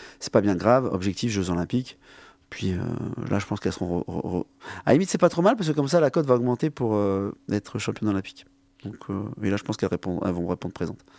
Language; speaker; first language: French; native; French